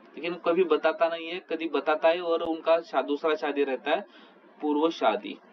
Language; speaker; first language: Hindi; non-native, local second language; Marathi